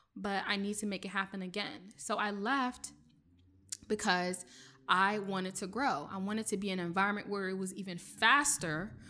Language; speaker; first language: English; early bilingual, other home language; French